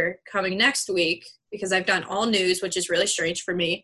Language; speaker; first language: English; native; English